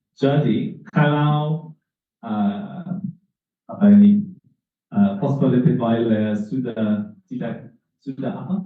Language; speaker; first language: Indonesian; non-native, learner; English